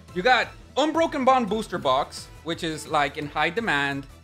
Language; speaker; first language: English; non-native, fluent; Spanish